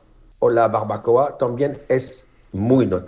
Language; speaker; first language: Spanish; non-native, learner; French